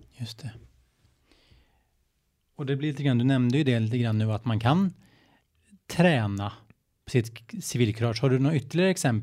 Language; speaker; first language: Swedish; native; Swedish